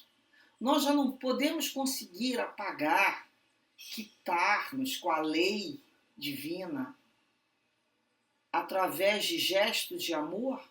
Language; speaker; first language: Portuguese; native; Portuguese